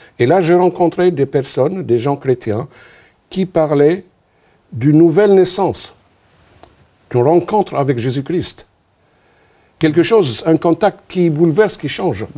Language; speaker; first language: French; non-native, local second language; Arabic